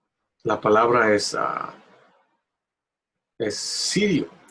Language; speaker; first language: Spanish; early bilingual, heritage; Spanish